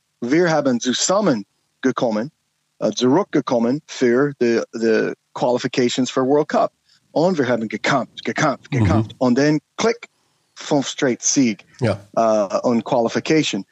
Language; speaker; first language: German; non-native, learner; English